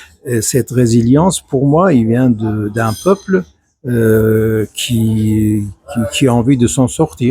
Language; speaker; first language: French; non-native, fluent; Persian